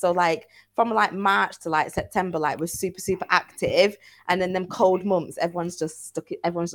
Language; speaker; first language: English; native; English